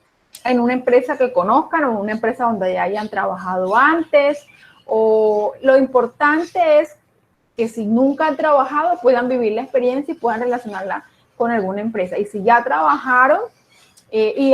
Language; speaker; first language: Spanish; native; Spanish